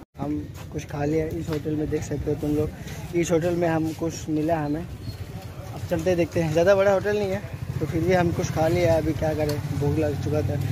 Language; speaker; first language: Hindi; non-native, local second language; Bangla